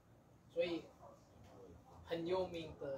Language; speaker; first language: Chinese; non-native, fluent; Indonesian